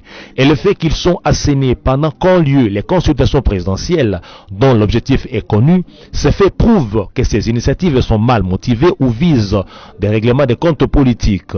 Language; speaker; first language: French; native; French